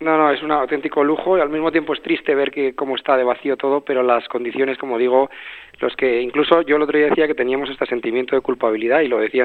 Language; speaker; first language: Spanish; native; Spanish